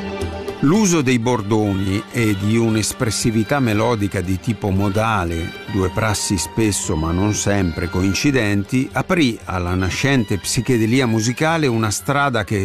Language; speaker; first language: Italian; native; Italian